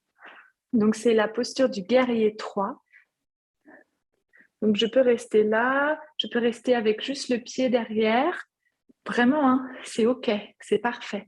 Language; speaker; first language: French; native; French